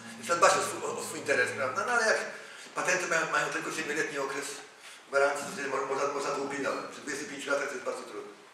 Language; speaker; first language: Polish; native; Polish